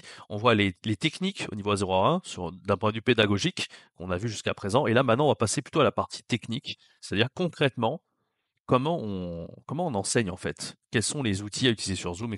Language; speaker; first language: French; native; French